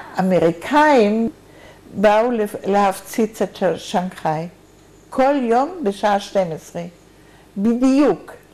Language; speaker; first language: Hebrew; non-native, fluent; German